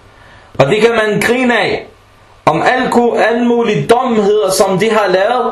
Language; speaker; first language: Danish; early bilingual, other home language; Arabic